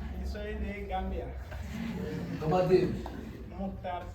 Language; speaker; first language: Spanish; non-native, learner; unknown